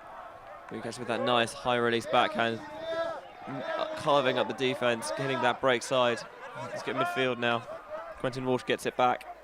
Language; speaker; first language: English; native; English